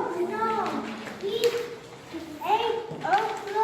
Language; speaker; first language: English; non-native, learner; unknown